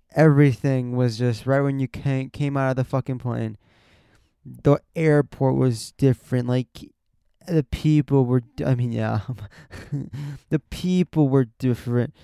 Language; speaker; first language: English; early bilingual, other home language; Spanish